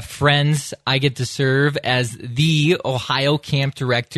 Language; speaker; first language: English; native; English